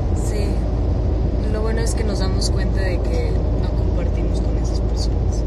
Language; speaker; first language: Spanish; early bilingual, other home language; French